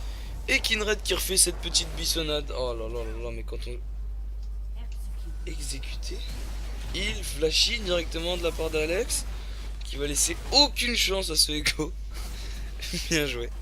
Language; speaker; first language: French; native; French